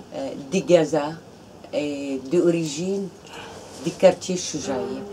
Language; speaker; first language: French; non-native, fluent; Arabic